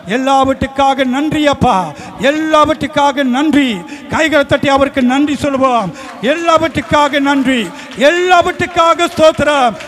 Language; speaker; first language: Tamil; early bilingual, heritage; Tamil